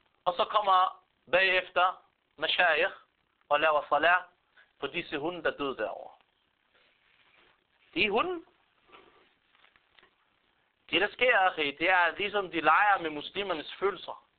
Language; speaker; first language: Danish; non-native, fluent; Arabic